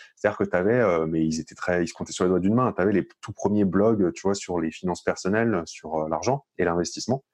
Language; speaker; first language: French; native; French